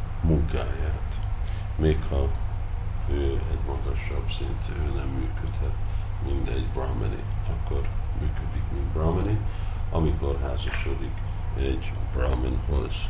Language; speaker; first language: Hungarian; early bilingual, heritage; Hungarian